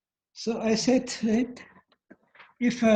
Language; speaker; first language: English; non-native, learner; Indonesian